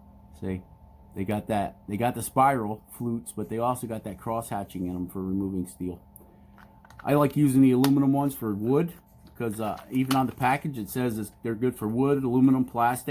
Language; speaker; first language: English; native; English